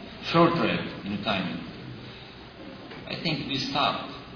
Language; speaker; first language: English; non-native, learner; Russian